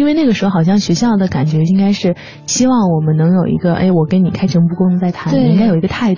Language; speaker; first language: Chinese; native; Chinese